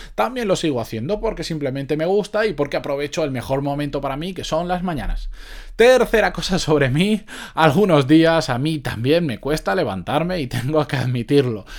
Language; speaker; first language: Spanish; native; Spanish